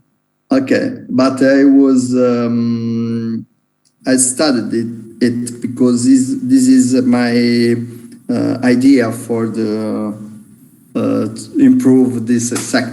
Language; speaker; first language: English; non-native, learner; Italian